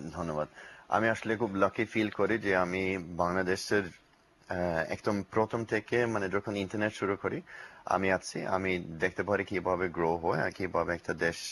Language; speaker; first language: Bangla; non-native, learner; English